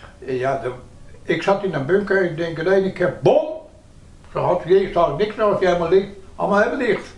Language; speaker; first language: Dutch; native; Dutch